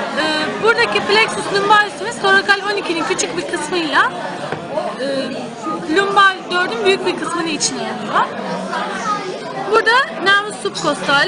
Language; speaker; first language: Turkish; native; Turkish